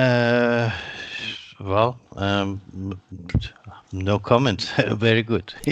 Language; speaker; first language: English; non-native, fluent; Persian